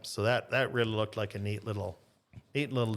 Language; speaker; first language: English; native; English